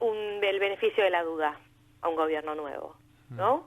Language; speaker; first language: Spanish; native; Spanish